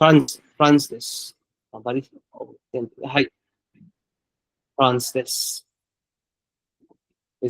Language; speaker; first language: Japanese; non-native, learner; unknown